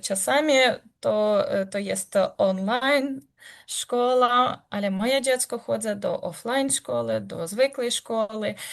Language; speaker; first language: Polish; non-native, learner; Ukrainian